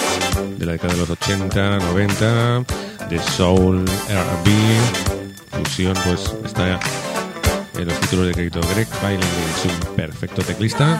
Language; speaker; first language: Spanish; native; Spanish